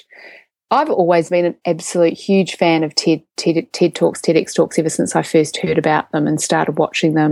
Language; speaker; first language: English; native; English